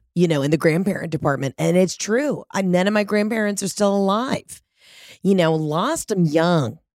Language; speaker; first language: English; early bilingual, other home language; Italian